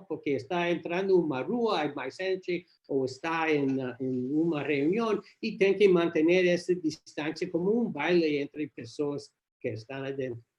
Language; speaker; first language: Portuguese; non-native, learner; English